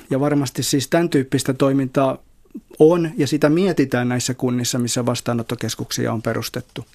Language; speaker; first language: Finnish; native; Finnish